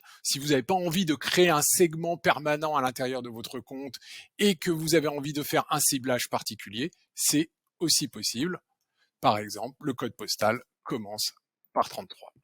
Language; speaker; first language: French; native; French